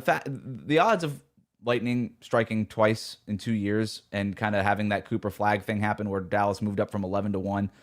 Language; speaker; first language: English; native; English